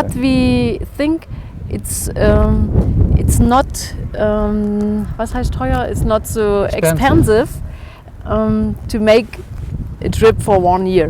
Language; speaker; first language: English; non-native, learner; German